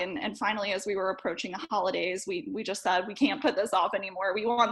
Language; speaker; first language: English; native; English